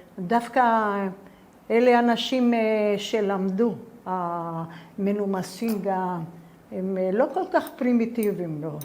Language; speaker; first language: Hebrew; early bilingual, other home language; Spanish